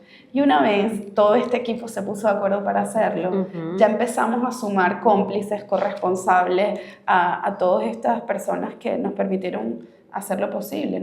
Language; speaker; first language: Spanish; native; Spanish